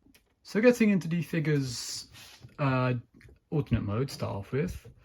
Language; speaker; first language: English; native; English